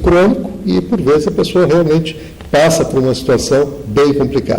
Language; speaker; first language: Portuguese; native; Portuguese